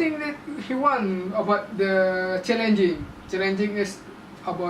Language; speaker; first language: English; non-native, learner; Indonesian